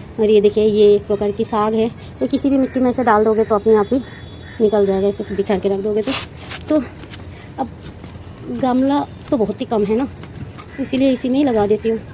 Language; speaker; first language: Hindi; non-native, local second language; Bangla